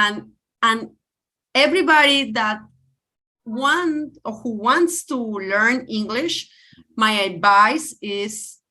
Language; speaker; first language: English; non-native, learner; Spanish